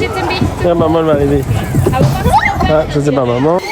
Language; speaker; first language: French; native; French